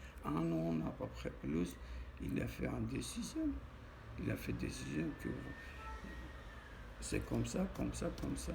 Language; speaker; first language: French; non-native, learner; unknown